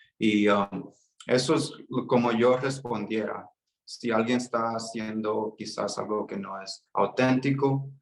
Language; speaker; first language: Spanish; early bilingual, heritage; Spanish